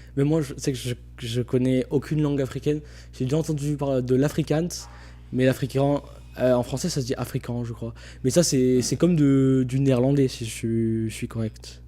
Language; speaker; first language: French; native; French